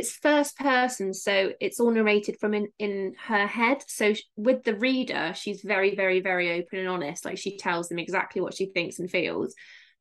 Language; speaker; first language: English; native; English